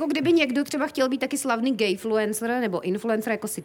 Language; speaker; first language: Czech; native; Czech